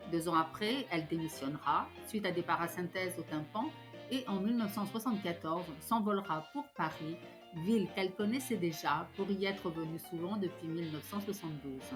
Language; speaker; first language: French; native; French